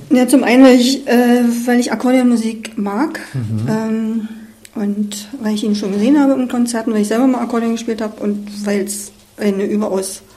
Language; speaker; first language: German; native; German